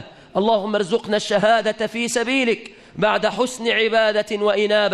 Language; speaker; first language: Arabic; native; Arabic